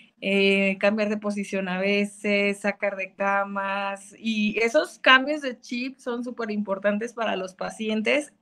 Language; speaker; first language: Spanish; native; Spanish